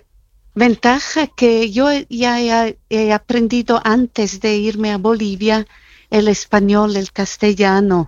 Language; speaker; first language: Spanish; non-native, fluent; German